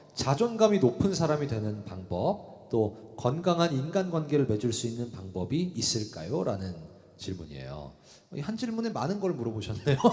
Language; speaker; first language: Korean; native; Korean